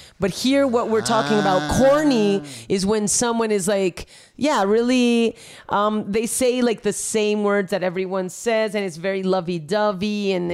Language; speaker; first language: English; non-native, fluent; Spanish